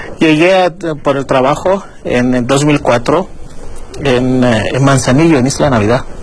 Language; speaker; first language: Spanish; non-native, fluent; Greek